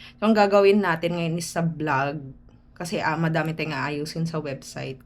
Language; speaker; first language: Filipino; native; Filipino